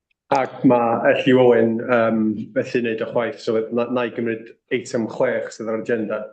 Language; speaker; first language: Welsh; native; Welsh